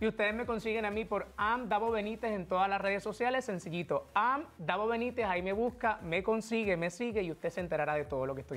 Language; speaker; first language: Spanish; native; Spanish